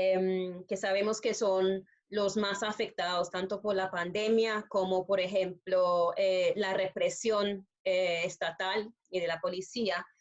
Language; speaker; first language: Spanish; non-native, fluent; English